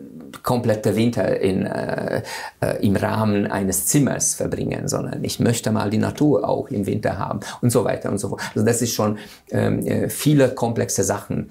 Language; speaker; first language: German; non-native, fluent; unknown